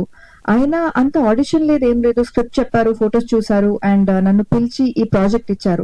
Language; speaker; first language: Telugu; non-native, learner; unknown